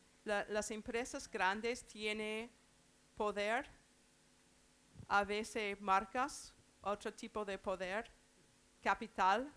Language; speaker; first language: Spanish; non-native, learner; English